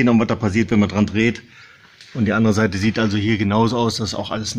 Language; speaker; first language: German; native; German